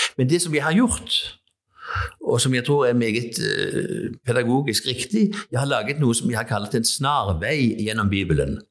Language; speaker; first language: Norwegian; native; Norwegian